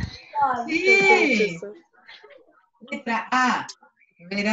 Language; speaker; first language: Spanish; non-native, fluent; Portuguese